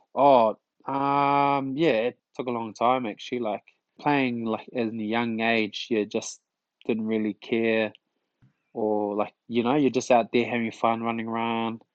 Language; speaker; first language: English; early bilingual, other home language; Tongan